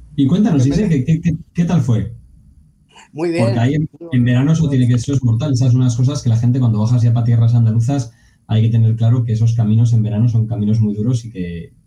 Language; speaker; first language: Spanish; native; Spanish